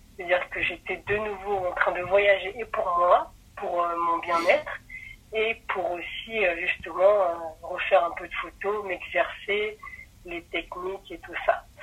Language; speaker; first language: French; early bilingual, other home language; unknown